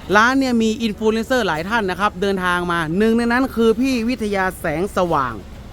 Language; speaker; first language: Thai; native; Thai